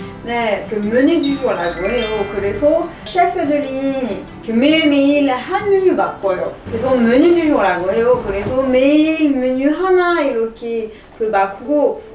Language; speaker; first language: Korean; non-native, learner; French